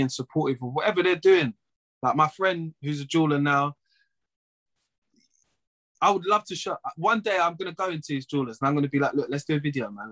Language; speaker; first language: English; native; English